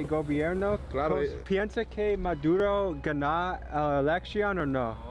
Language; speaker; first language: Spanish; non-native, learner; English